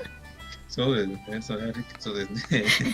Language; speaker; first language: Japanese; non-native, learner; Spanish